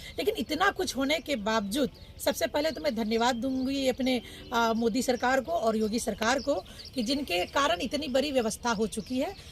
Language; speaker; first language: Hindi; native; Hindi